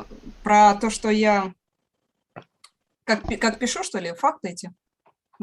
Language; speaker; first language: Russian; native; Russian